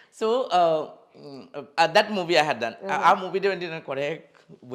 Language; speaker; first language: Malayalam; non-native, fluent; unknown